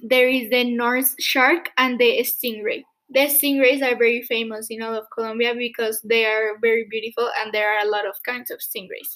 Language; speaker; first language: English; non-native, fluent; Spanish